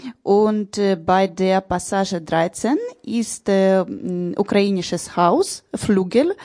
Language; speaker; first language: German; non-native, learner; Ukrainian